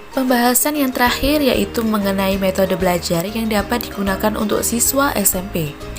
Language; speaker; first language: Indonesian; native; Indonesian